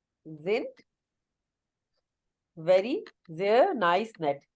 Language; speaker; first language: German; non-native, fluent; Urdu